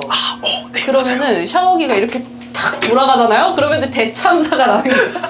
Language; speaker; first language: Korean; native; Korean